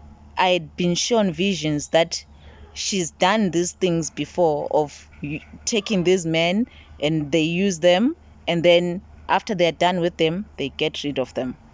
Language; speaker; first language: English; non-native, local second language; Zulu